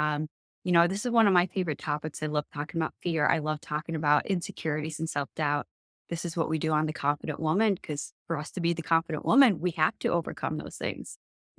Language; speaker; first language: English; native; English